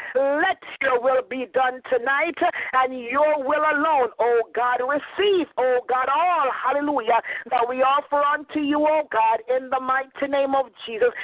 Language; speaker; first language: English; native; English